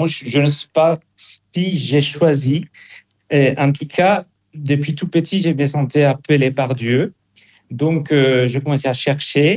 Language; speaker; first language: French; non-native, fluent; Spanish